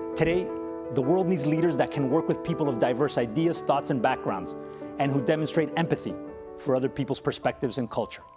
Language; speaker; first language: English; early bilingual, other home language; Spanish